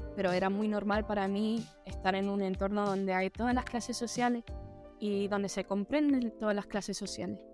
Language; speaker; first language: Spanish; early bilingual, heritage; Spanish